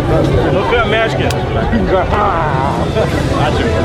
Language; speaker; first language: Lithuanian; native; Lithuanian